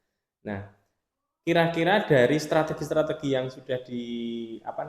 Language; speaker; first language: Indonesian; native; Indonesian